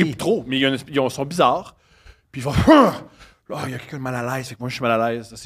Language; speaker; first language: French; native; French